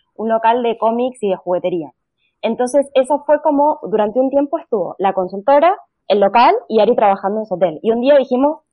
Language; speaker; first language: Spanish; native; Spanish